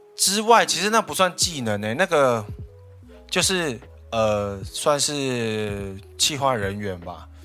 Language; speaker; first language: Chinese; non-native, local second language; Hakka Chinese